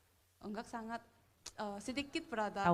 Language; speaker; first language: Indonesian; non-native, fluent; Korean